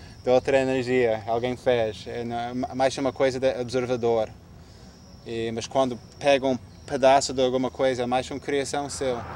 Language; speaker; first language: Portuguese; non-native, fluent; English